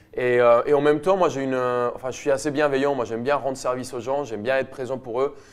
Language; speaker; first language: French; non-native, fluent; Spanish